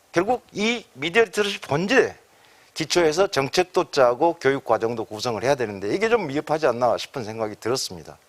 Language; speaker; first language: Korean; native; Korean